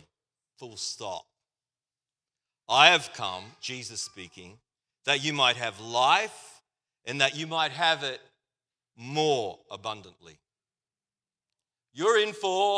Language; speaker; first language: English; native; English